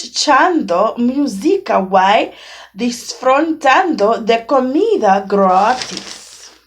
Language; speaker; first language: Spanish; non-native, learner; English